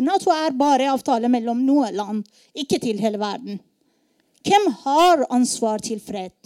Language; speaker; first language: Norwegian; non-native, learner; Persian